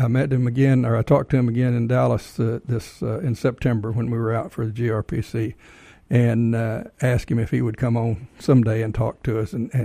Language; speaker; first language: English; native; English